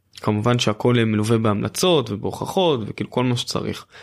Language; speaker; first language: Hebrew; native; Hebrew